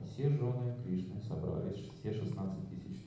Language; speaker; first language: Russian; native; Russian